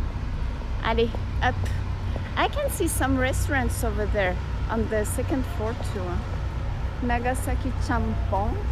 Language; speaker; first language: English; non-native, fluent; French